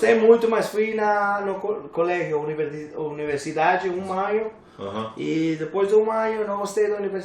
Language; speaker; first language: Portuguese; non-native, learner; English